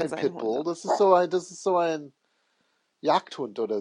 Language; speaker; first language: German; non-native, fluent; English